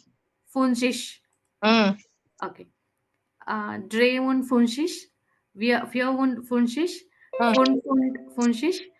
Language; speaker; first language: German; non-native, learner; Tamil